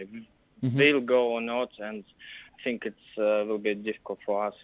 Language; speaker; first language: English; non-native, learner; Russian